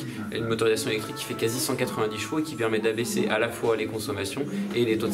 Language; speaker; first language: French; native; French